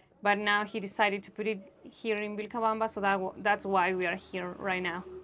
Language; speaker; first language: English; non-native, fluent; Spanish